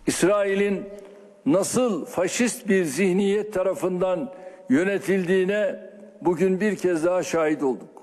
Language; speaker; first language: Turkish; native; Turkish